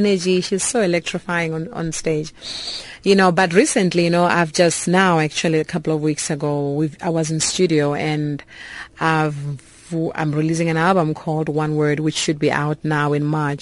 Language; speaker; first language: English; non-native, local second language; Northern Sotho